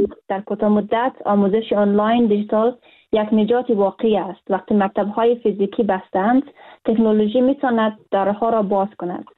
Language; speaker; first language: Persian; native; Persian